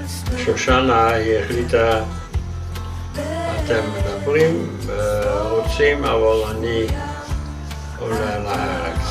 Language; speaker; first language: Hebrew; non-native, fluent; Dutch